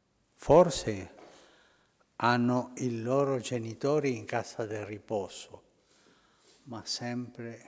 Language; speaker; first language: Italian; non-native, fluent; Spanish